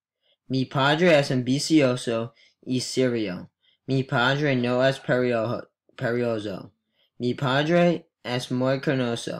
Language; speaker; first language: Spanish; non-native, learner; English